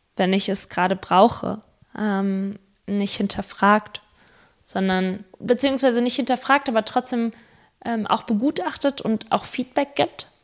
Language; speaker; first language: German; early bilingual, other home language; Spanish